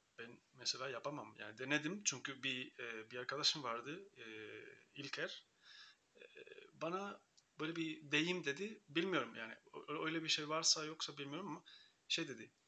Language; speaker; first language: Turkish; non-native, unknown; Spanish